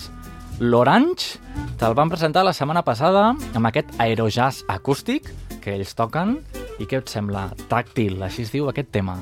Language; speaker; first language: Catalan; native; Catalan